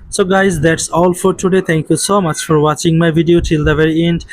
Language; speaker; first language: English; non-native, local second language; Bangla